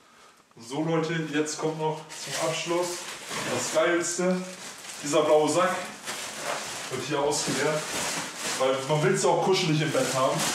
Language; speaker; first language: German; native; German